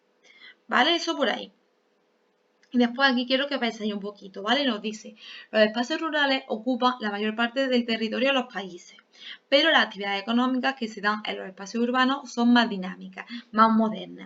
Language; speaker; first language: Spanish; native; Spanish